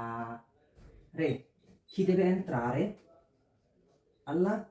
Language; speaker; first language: Italian; non-native, fluent; Bangla